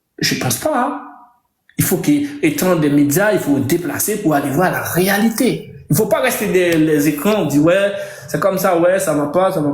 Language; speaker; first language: French; non-native, local second language; Haitian Creole